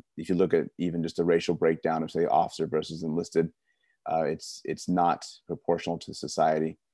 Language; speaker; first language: English; native; English